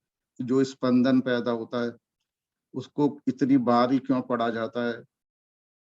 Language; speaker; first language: Hindi; native; Hindi